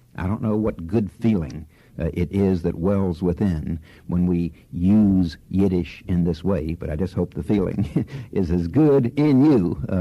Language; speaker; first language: English; native; English